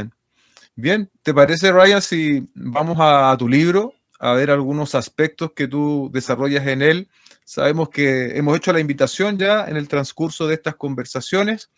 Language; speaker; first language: Spanish; native; Spanish